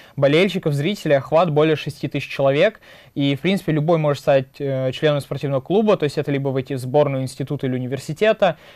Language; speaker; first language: Russian; native; Russian